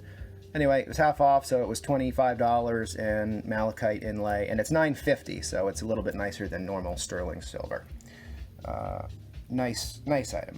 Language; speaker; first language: English; native; English